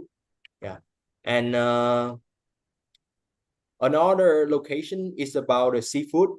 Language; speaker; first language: English; non-native, fluent; Vietnamese